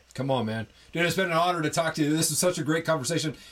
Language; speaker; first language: English; native; English